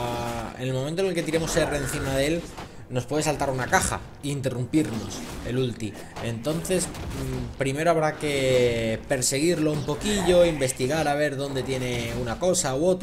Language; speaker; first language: Spanish; native; Spanish